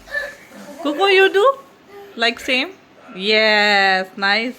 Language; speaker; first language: English; non-native, local second language; Hindi